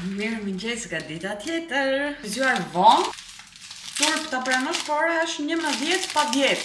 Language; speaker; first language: Albanian; early bilingual, heritage; Albanian